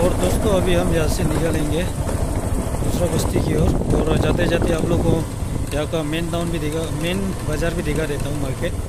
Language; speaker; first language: Hindi; non-native, local second language; Adi